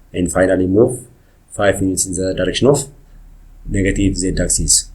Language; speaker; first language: English; non-native, local second language; Amharic